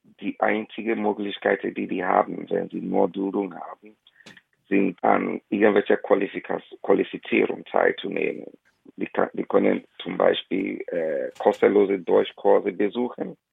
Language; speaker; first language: German; non-native, fluent; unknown